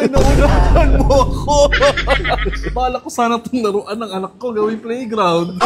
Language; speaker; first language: Filipino; native; Filipino